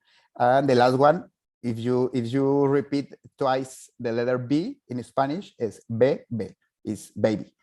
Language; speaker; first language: English; non-native, fluent; Spanish